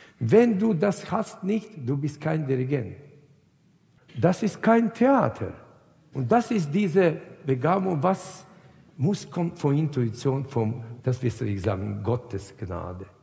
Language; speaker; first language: German; non-native, fluent; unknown